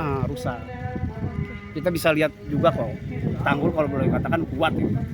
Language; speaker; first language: Indonesian; native; Indonesian